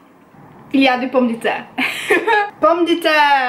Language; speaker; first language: French; non-native, learner; English